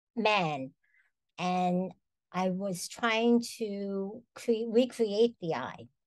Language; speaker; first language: English; native; English